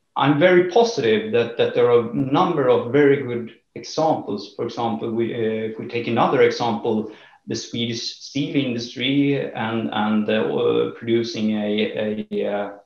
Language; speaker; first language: English; non-native, fluent; Swedish